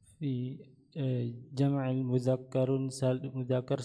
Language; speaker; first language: Arabic; non-native, learner; Indonesian